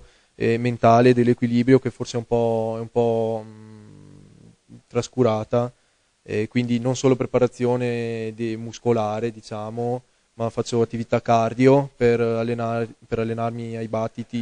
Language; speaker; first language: Italian; native; Italian